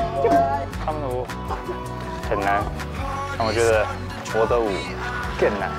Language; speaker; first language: Chinese; early bilingual, heritage; Chinese